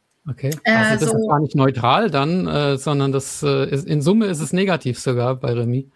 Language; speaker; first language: German; native; German